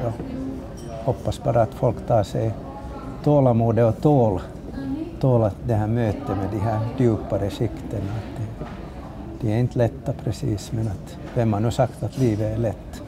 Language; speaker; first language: Swedish; native; Swedish